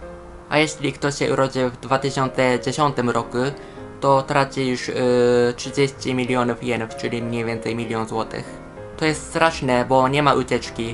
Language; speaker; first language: Polish; non-native, fluent; Japanese